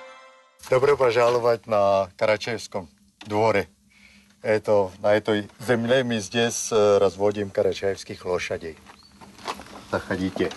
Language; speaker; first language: Russian; non-native, fluent; Czech